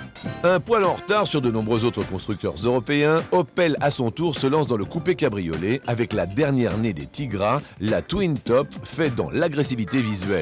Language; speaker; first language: French; native; French